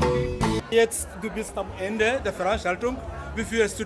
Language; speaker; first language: German; non-native, learner; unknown